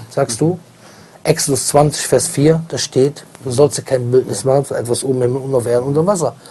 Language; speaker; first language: German; native; German